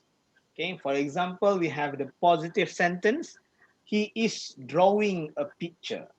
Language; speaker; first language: English; non-native, fluent; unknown